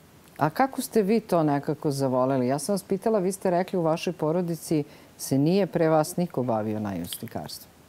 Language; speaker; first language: Serbian; native; Serbian